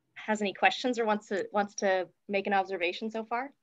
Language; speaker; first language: English; native; English